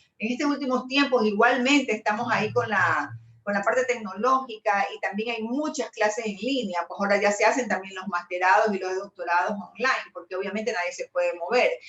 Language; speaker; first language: Spanish; native; Spanish